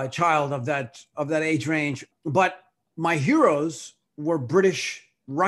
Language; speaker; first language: English; early bilingual, other home language; Spanish